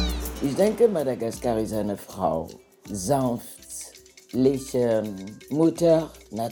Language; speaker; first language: German; non-native, fluent; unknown